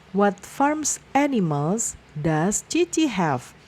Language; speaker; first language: English; non-native, fluent; Indonesian